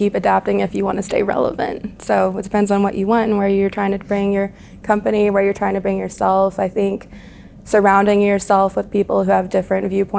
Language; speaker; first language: English; native; English